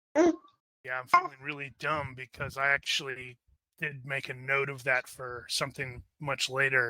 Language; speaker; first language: English; native; English